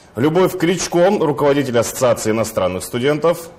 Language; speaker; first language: Russian; native; Russian